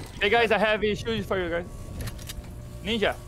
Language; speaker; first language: English; non-native, learner; Portuguese